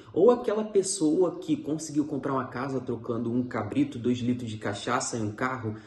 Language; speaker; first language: Portuguese; native; Portuguese